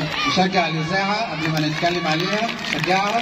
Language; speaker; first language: Arabic; native; Arabic